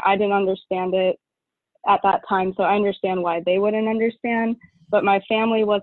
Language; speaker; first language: English; native; English